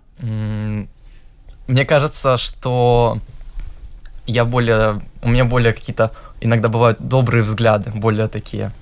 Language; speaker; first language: Russian; native; Russian